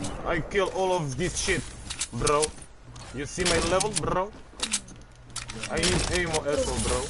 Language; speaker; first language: English; non-native, learner; French